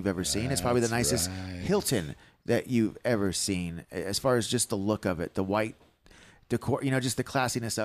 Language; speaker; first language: English; native; English